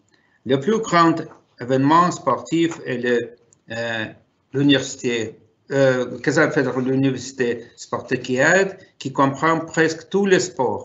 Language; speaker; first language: French; non-native, fluent; Russian